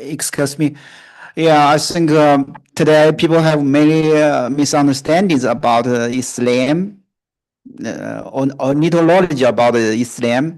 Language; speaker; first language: English; non-native, fluent; Chinese